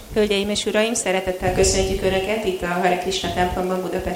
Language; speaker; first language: Hungarian; native; Hungarian